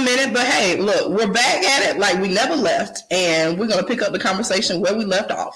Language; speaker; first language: English; native; English